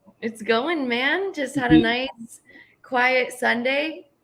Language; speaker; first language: English; native; English